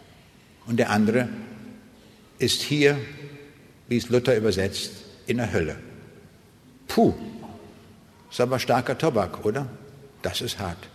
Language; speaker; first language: German; native; German